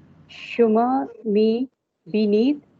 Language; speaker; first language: Persian; non-native, learner; Urdu